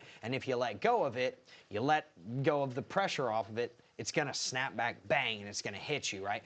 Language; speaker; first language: English; native; English